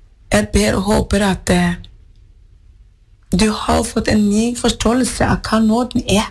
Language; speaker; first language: Norwegian; non-native, fluent; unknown